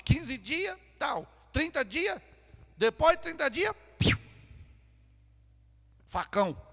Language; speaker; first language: Portuguese; native; Portuguese